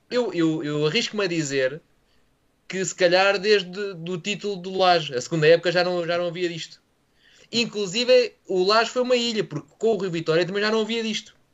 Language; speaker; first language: Portuguese; native; Portuguese